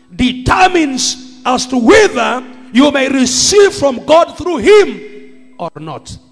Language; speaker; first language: English; non-native, local second language; Swahili